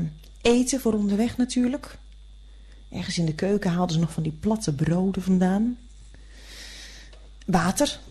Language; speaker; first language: Dutch; native; Dutch